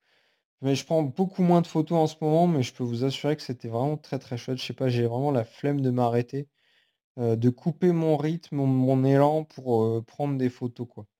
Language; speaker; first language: French; native; French